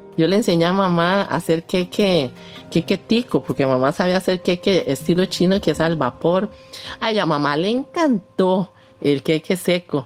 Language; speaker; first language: Spanish; early bilingual, other home language; Cantonese